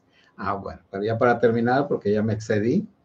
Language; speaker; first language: Spanish; native; Spanish